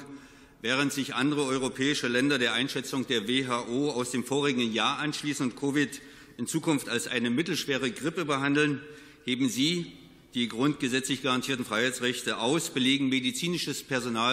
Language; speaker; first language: German; native; German